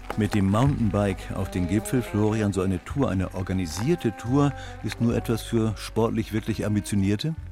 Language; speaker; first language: German; native; German